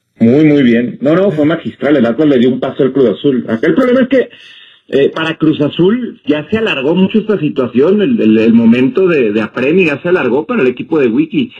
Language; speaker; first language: Spanish; native; Spanish